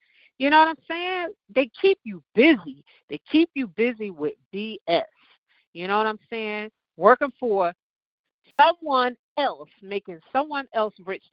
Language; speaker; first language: English; native; English